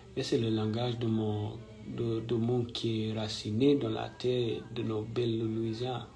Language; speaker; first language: French; non-native, fluent; English